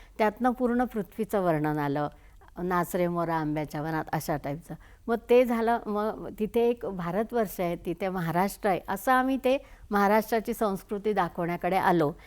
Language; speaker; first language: Marathi; native; Marathi